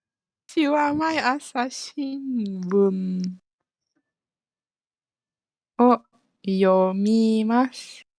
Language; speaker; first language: Japanese; non-native, fluent; Malay